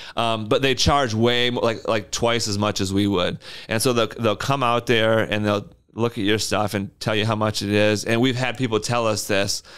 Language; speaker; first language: English; native; English